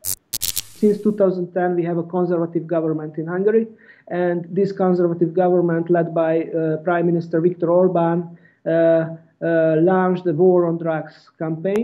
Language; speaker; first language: English; non-native, fluent; Hungarian